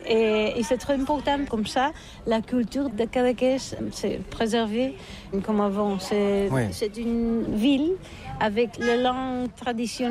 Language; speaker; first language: French; non-native, learner; Catalan